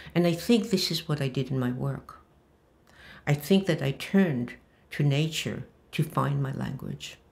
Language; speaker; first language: English; early bilingual, other home language; Hebrew